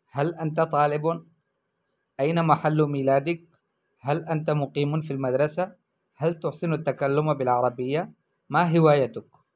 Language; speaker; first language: Arabic; non-native, fluent; Urdu